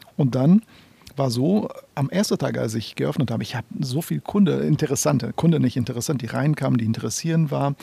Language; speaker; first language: German; non-native, fluent; Portuguese